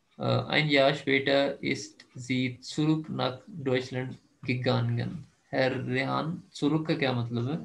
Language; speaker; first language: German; non-native, fluent; Urdu